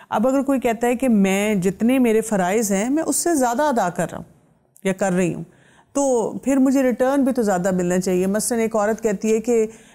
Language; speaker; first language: Urdu; native; Urdu